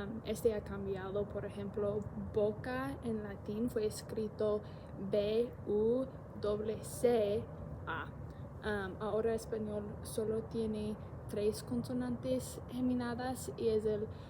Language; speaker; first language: Spanish; non-native, learner; English